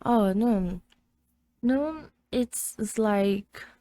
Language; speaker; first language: English; non-native, fluent; Portuguese